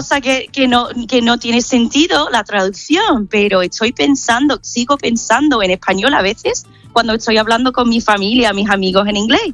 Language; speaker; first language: Spanish; non-native, fluent; English